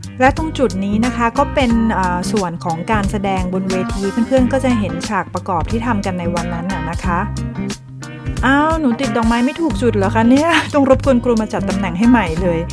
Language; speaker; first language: Thai; native; Thai